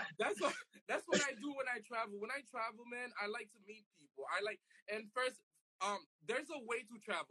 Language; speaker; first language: English; non-native, fluent; Haitian Creole